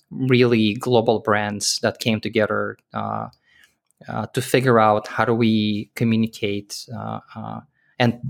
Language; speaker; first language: English; early bilingual, other home language; Russian